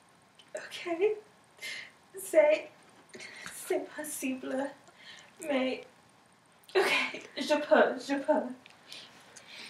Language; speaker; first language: French; non-native, learner; English